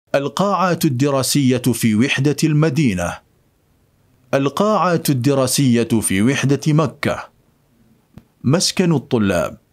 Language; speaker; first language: Arabic; non-native, fluent; Indonesian